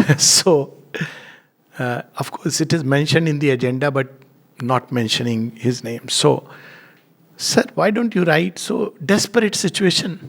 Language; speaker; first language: English; non-native, local second language; Hindi